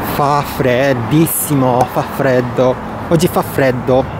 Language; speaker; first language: Italian; non-native, learner; English